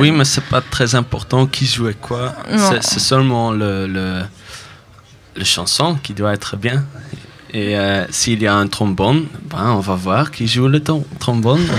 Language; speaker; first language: French; non-native, local second language; Dutch